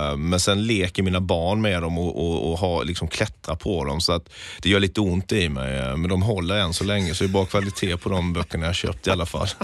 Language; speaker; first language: Swedish; native; Swedish